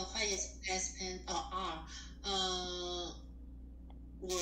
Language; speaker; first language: English; non-native, learner; Chinese